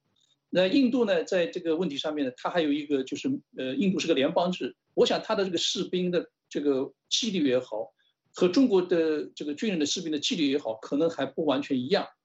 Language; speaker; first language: Chinese; native; Chinese